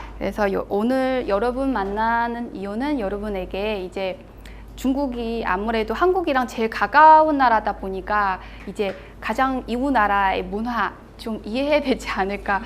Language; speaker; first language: Korean; non-native, fluent; Chinese